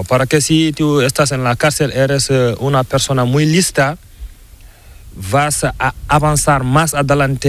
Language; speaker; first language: Spanish; non-native, learner; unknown